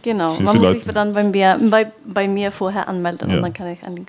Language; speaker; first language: German; non-native, fluent; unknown